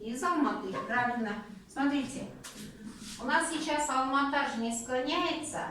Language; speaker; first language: Russian; non-native, local second language; Kazakh